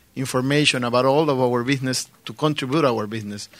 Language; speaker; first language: English; non-native, learner; Spanish